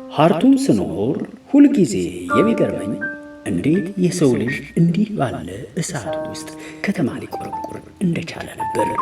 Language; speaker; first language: Amharic; native; Amharic